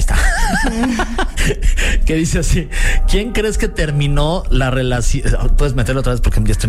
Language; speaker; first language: Spanish; native; Spanish